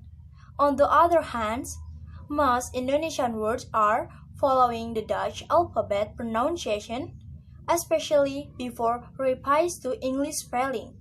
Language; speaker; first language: English; non-native, learner; Indonesian